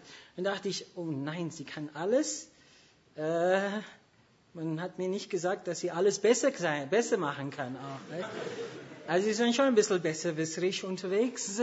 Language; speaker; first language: German; non-native, fluent; English